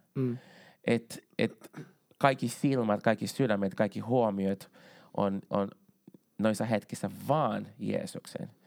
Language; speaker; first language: Finnish; non-native, fluent; Portuguese